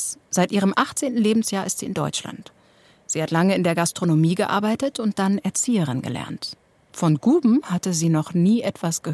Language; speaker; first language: German; native; German